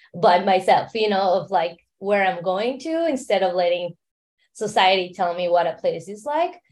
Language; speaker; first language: English; non-native, fluent; Spanish